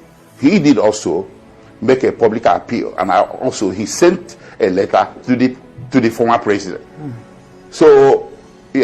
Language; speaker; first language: English; non-native, local second language; Igbo